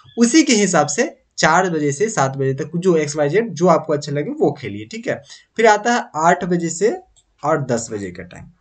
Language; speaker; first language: Hindi; native; Hindi